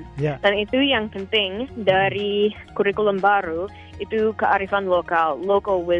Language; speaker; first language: Indonesian; non-native, fluent; English